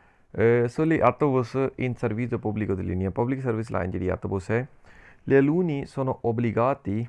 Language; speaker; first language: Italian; non-native, learner; Punjabi